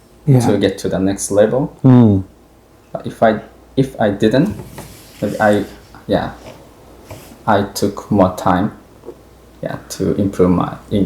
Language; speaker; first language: English; non-native, fluent; Japanese